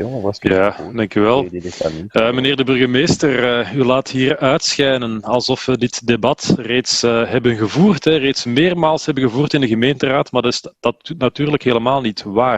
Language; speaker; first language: Dutch; native; Dutch